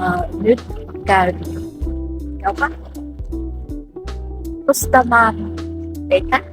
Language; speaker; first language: Finnish; non-native, learner; Vietnamese